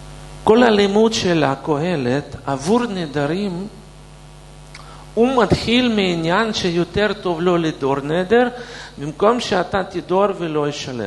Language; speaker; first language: Hebrew; non-native, fluent; Russian